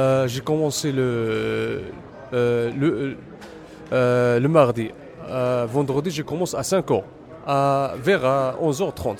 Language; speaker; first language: French; non-native, learner; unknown